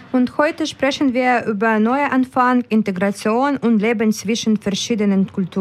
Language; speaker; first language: German; non-native, fluent; Ukrainian